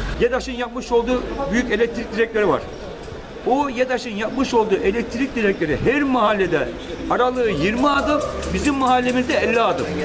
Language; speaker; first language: Turkish; native; Turkish